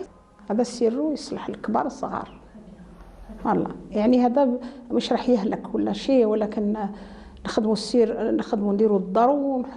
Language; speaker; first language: Arabic; native; Arabic